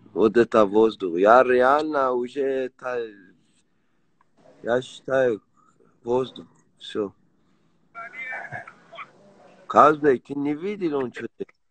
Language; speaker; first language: Russian; non-native, learner; Persian